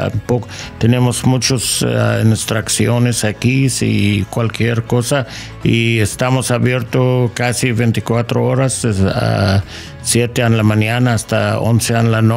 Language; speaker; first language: Spanish; non-native, learner; English